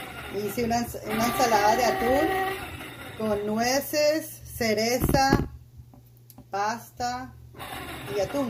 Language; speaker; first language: Spanish; early bilingual, heritage; Spanish